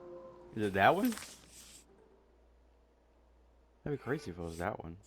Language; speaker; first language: English; native; English